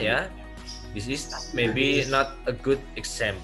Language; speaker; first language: English; non-native, learner; Indonesian